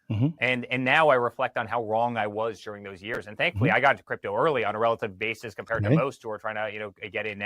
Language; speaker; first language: English; native; English